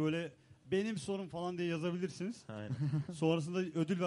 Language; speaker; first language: Turkish; native; Turkish